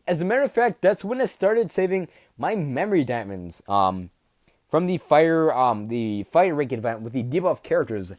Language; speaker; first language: English; native; English